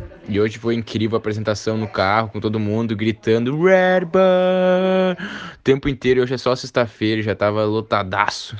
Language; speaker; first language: Portuguese; native; Portuguese